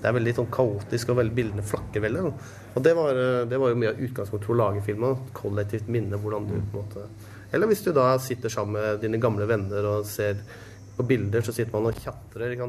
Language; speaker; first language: Norwegian; native; Norwegian